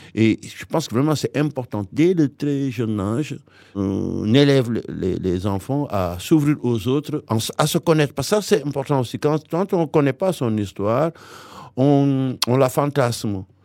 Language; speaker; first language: French; non-native, local second language; Wolof